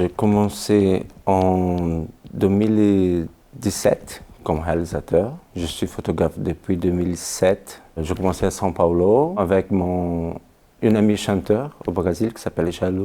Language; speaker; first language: French; non-native, fluent; Portuguese